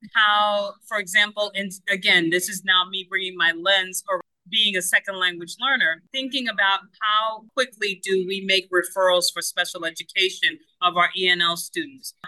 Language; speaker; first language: English; non-native, fluent; Spanish